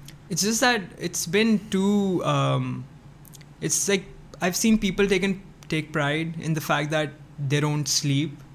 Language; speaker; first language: English; early bilingual, other home language; Urdu